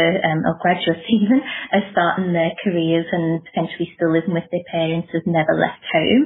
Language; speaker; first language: English; native; English